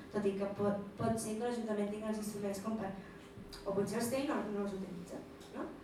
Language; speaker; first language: Catalan; early bilingual, other home language; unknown